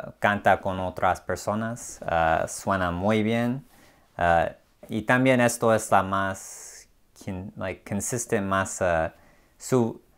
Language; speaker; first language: Spanish; non-native, learner; English